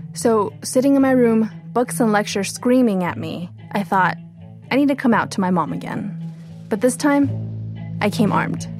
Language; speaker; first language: English; early bilingual, other home language; Chinese